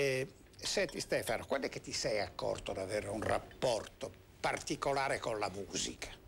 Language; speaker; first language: Italian; native; Italian